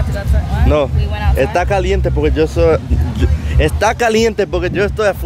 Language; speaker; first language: Spanish; early bilingual, heritage; English